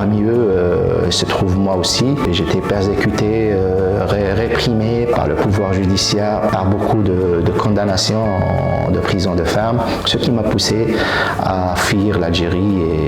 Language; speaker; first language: French; non-native, local second language; Arabic